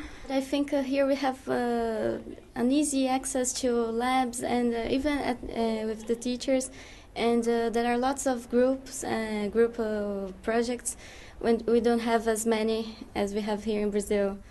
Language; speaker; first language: English; non-native, fluent; Portuguese